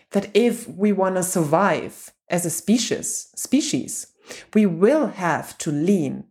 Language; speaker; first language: English; non-native, fluent; German